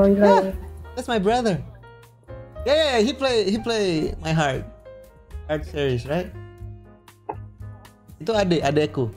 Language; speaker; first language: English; non-native, learner; Indonesian